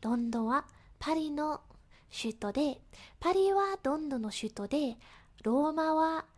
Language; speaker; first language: Japanese; non-native, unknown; English